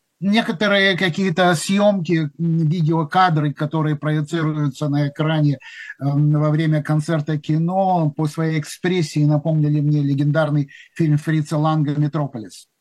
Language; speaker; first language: Russian; native; Russian